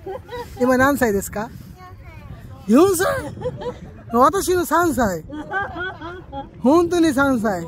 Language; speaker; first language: Japanese; non-native, learner; Bangla